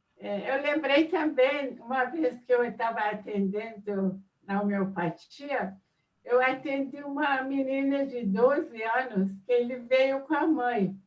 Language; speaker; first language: Portuguese; non-native, fluent; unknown